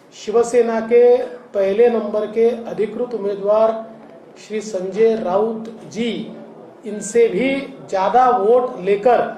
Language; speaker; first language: Hindi; non-native, local second language; Marathi